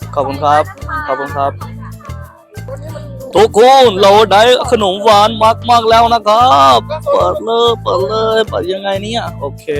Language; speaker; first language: Thai; non-native, learner; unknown